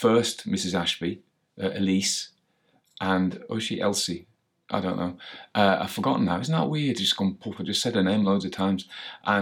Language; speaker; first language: English; native; English